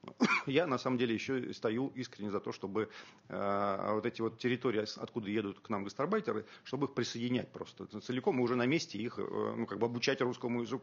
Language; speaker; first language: Russian; native; Russian